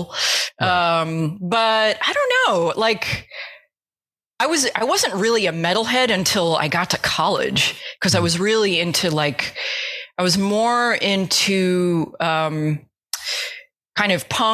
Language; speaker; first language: English; native; English